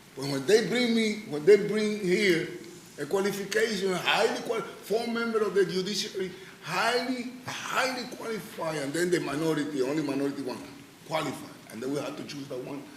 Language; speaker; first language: English; non-native, fluent; Spanish